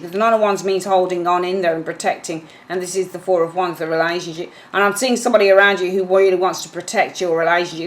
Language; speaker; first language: English; native; English